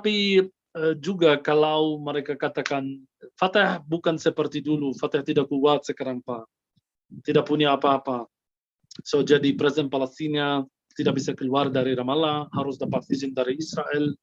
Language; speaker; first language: Indonesian; non-native, fluent; Arabic